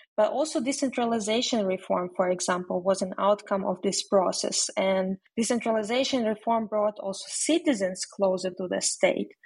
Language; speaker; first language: English; non-native, fluent; Ukrainian